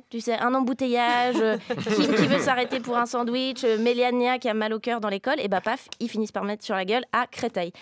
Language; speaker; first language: French; native; French